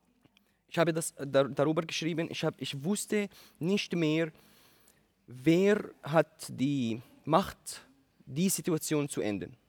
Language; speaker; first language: German; non-native, learner; Arabic